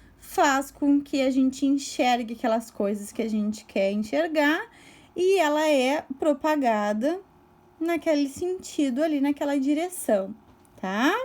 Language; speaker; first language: Portuguese; native; Portuguese